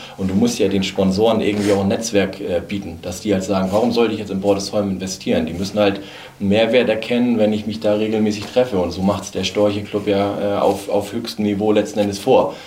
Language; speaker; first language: German; native; German